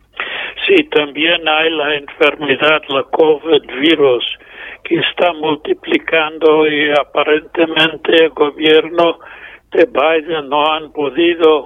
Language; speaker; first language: Spanish; non-native, fluent; English